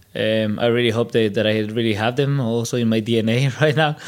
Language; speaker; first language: English; non-native, fluent; Spanish